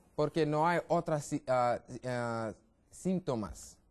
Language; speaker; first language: Spanish; non-native, learner; English